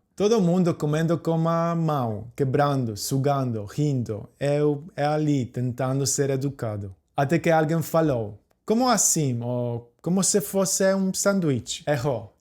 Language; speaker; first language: Portuguese; non-native, fluent; Polish